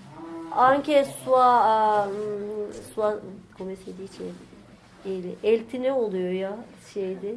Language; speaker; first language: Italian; non-native, learner; Turkish